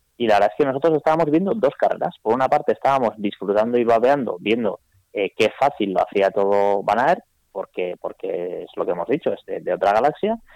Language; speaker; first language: Spanish; native; Spanish